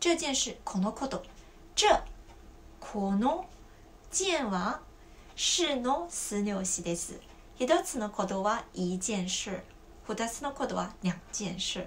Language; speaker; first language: Japanese; non-native, fluent; Chinese